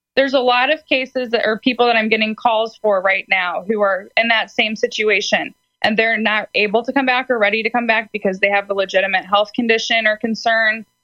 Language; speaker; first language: English; native; English